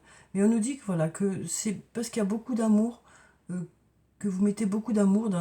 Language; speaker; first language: French; native; French